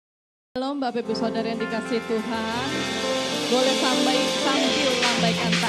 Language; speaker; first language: Indonesian; native; Indonesian